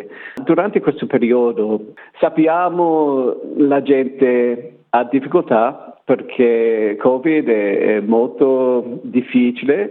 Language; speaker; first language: Italian; non-native, learner; English